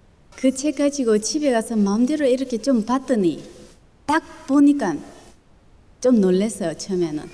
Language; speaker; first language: Korean; early bilingual, other home language; Chinese